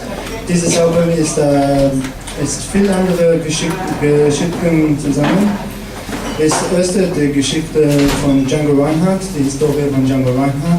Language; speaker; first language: German; non-native, learner; English